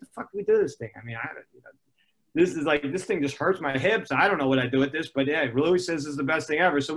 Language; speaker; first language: English; native; English